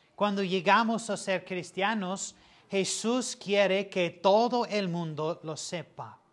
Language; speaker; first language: Spanish; non-native, fluent; English